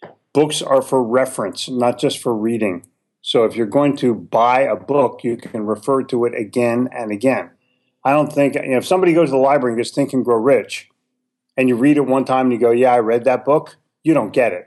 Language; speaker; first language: English; native; English